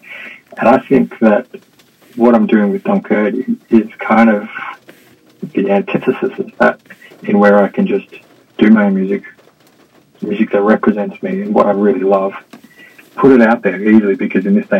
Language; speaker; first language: English; native; English